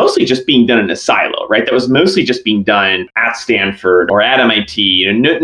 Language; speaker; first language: English; native; English